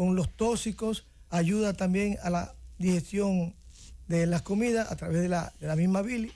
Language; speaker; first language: Spanish; native; Spanish